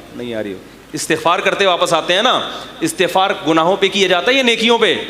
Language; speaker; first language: Urdu; native; Urdu